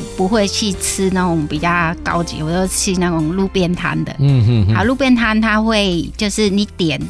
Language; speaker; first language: Chinese; non-native, fluent; Khmer